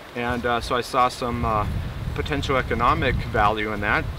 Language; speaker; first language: English; native; English